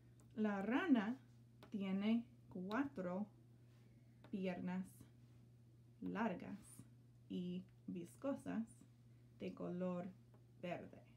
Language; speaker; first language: Spanish; non-native, learner; English